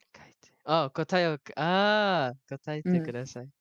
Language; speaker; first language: Japanese; non-native, learner; Malay